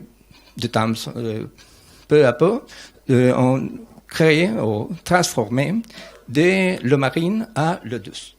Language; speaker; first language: French; non-native, learner; Spanish